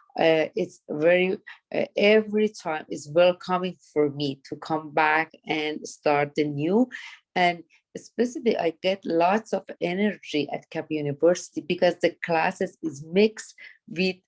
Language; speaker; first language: English; non-native, learner; Persian